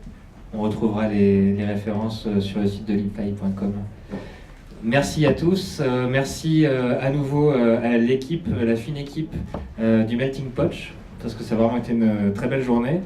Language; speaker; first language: French; native; French